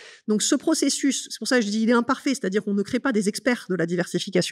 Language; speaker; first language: French; native; French